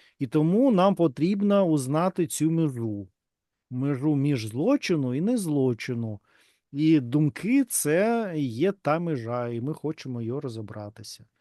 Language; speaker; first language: Ukrainian; non-native, learner; Russian